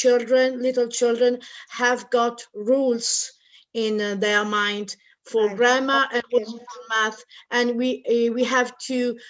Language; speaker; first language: English; non-native, learner; Italian